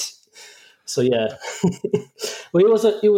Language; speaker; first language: English; non-native, fluent; Polish